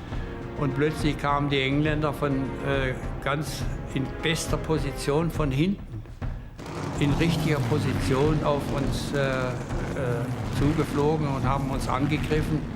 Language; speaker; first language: German; native; German